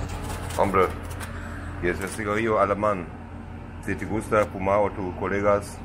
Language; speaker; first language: Spanish; non-native, learner; German